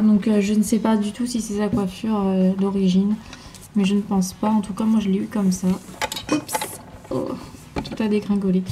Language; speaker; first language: French; native; French